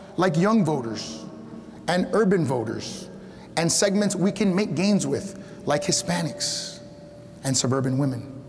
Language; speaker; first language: English; early bilingual, other home language; Spanish